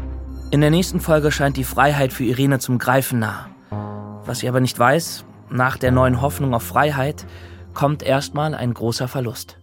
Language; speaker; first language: German; native; German